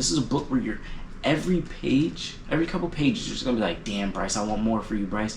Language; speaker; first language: English; native; English